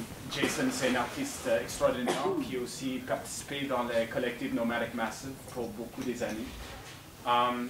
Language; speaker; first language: French; non-native, fluent; English